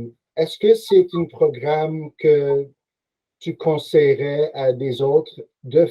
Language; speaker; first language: French; non-native, local second language; English